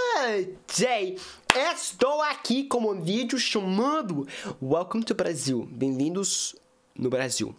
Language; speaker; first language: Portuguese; non-native, learner; English